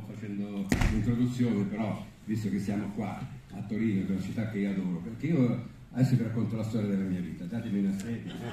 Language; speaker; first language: Italian; early bilingual, heritage; Italian